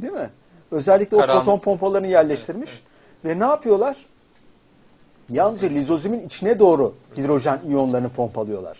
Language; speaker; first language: Turkish; native; Turkish